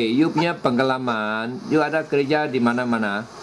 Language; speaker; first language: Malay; non-native, local second language; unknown